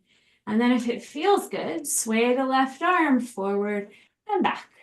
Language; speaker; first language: English; native; English